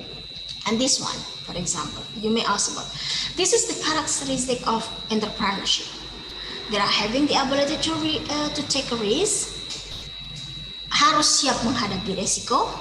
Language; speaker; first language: English; non-native, fluent; Indonesian